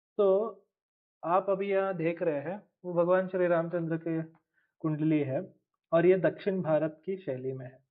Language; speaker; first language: Hindi; non-native, local second language; Tulu